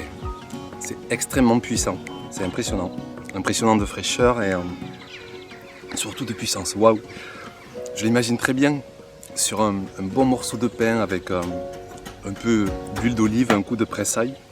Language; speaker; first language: French; native; French